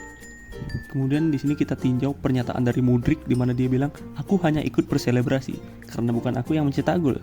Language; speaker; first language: Indonesian; native; Indonesian